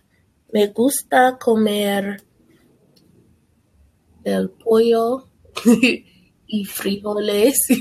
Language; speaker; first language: Spanish; non-native, learner; English